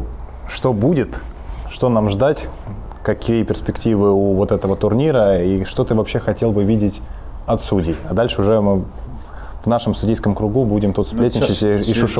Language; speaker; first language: Russian; native; Russian